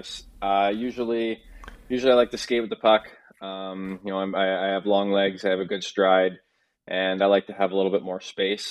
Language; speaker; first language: English; native; English